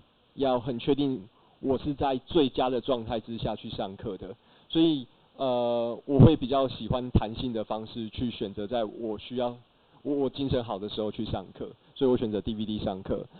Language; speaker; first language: Chinese; native; Chinese